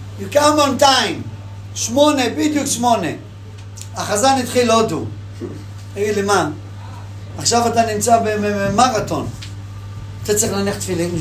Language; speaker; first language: Hebrew; native; Hebrew